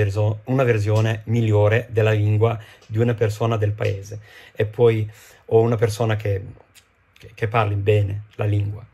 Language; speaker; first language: Italian; non-native, fluent; English